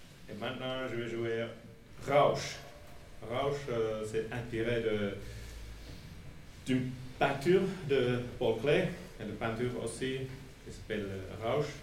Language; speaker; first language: French; non-native, learner; Finnish